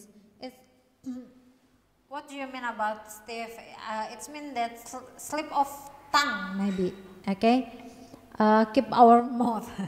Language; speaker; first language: English; non-native, learner; Indonesian